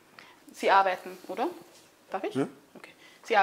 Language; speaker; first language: German; non-native, learner; Arabic